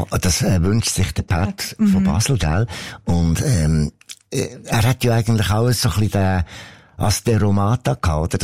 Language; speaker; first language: German; native; German